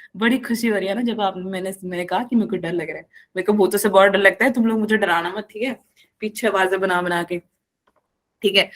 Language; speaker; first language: Hindi; non-native, local second language; Malayalam